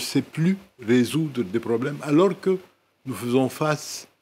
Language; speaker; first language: French; non-native, local second language; Arabic